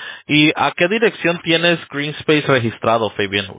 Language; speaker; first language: Spanish; early bilingual, heritage; Spanish